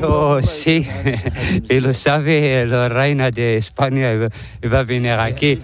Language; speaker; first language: Spanish; non-native, learner; Arabic